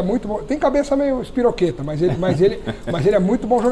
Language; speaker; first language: Portuguese; native; Portuguese